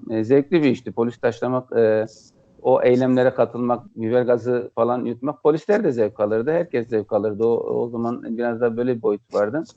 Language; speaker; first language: Turkish; native; Turkish